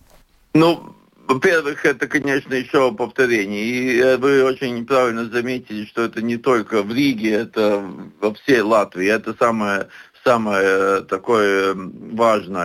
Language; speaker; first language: Russian; non-native, local second language; Latvian